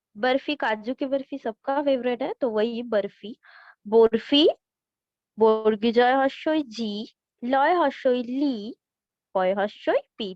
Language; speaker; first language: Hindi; non-native, local second language; Bangla